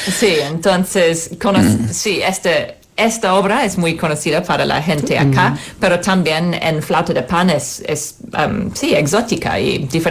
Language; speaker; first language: Spanish; non-native, learner; English